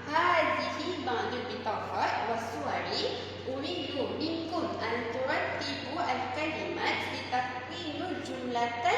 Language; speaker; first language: Arabic; non-native, learner; Malay